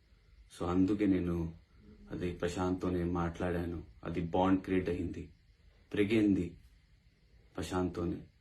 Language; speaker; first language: Telugu; non-native, local second language; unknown